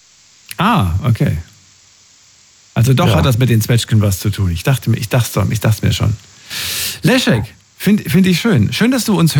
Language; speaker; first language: German; native; German